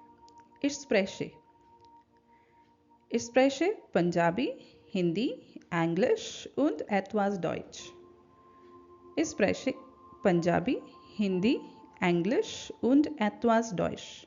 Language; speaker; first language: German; non-native, fluent; Hindi